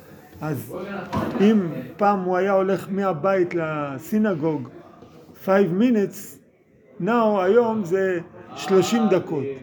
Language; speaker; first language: Hebrew; non-native, fluent; English